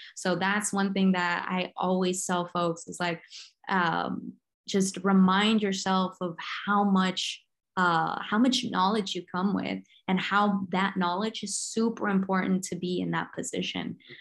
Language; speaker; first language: English; early bilingual, other home language; Spanish